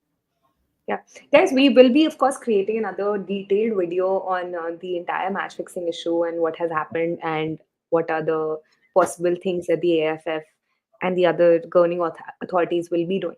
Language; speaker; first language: English; non-native, local second language; Hindi